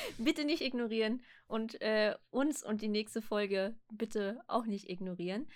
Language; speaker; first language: German; native; German